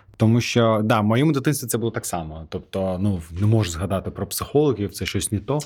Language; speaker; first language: Ukrainian; non-native, fluent; Azerbaijani